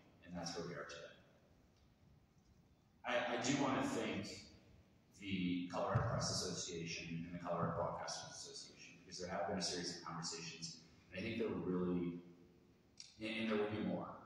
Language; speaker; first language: English; native; English